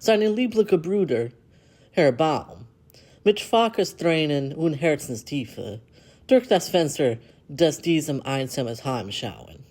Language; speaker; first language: German; non-native, learner; English